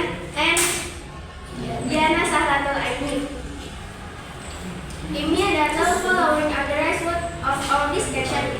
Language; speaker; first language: English; non-native, learner; Indonesian